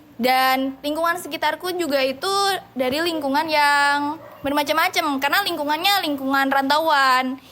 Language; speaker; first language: Indonesian; native; Indonesian